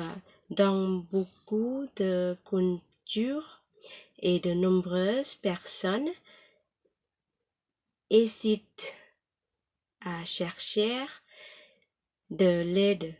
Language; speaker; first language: French; non-native, learner; Thai